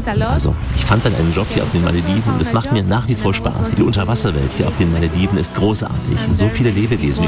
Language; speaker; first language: German; native; German